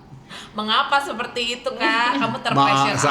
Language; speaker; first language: Indonesian; native; Indonesian